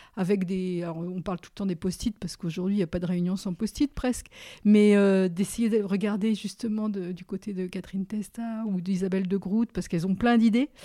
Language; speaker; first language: French; native; French